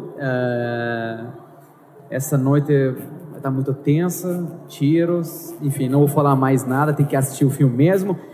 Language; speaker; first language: Portuguese; non-native, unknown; Arabic